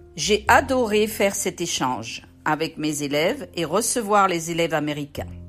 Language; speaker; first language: French; native; French